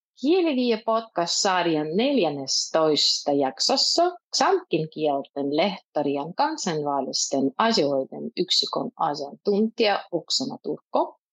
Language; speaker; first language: Finnish; non-native, fluent; Russian